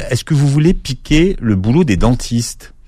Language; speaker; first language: French; native; French